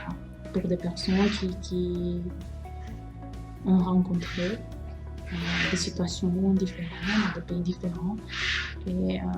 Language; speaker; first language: French; non-native, fluent; Romanian